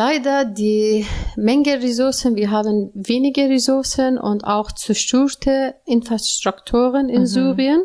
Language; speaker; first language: German; non-native, learner; Arabic